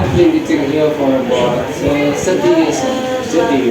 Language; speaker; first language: English; non-native, learner; Indonesian